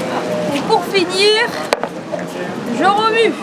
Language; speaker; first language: French; native; French